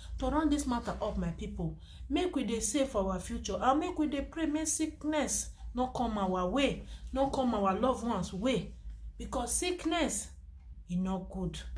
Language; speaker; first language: Nigerian Pidgin; non-native, local second language; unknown